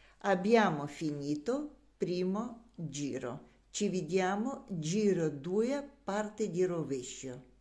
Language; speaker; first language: Italian; non-native, learner; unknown